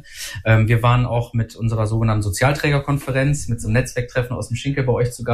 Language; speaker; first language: German; native; German